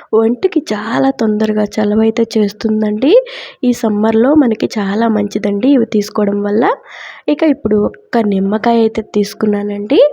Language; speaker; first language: Telugu; native; Telugu